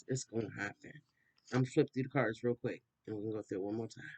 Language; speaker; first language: English; native; English